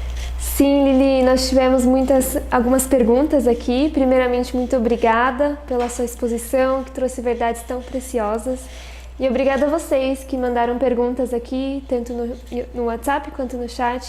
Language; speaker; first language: Portuguese; native; Portuguese